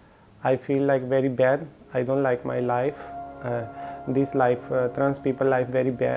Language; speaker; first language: English; non-native, learner; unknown